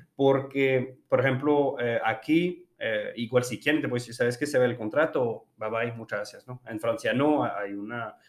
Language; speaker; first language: Spanish; non-native, fluent; French